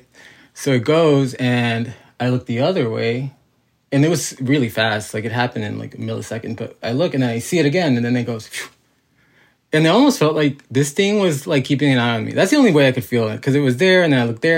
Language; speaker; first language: English; native; English